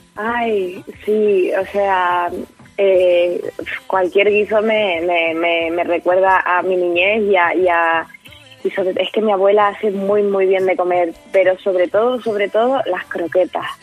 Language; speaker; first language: Spanish; native; Spanish